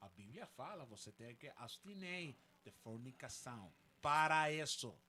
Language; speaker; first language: Portuguese; non-native, learner; Spanish